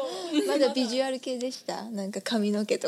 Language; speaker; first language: Japanese; native; Japanese